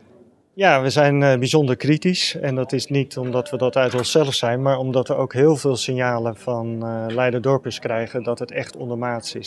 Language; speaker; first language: Dutch; native; Dutch